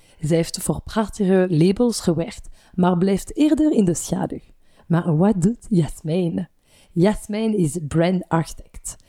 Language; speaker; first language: Dutch; non-native, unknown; French